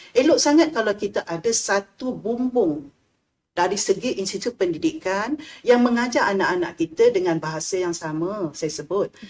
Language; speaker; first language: Malay; native; Malay